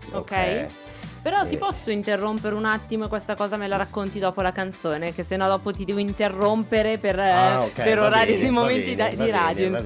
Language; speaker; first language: Italian; native; Italian